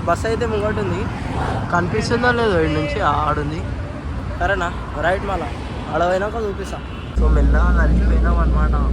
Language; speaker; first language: Telugu; non-native, local second language; Marathi